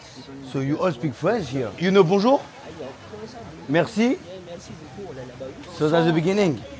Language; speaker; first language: English; non-native, learner; French